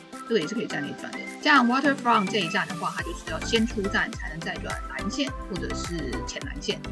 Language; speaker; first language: Chinese; native; Chinese